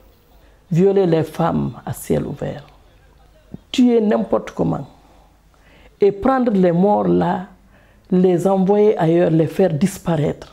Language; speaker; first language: French; non-native, local second language; Fula